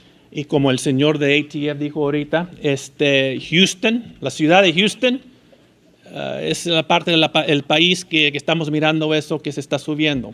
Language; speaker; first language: Spanish; early bilingual, heritage; Spanish